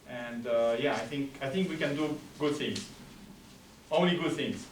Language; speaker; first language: English; non-native, fluent; Romanian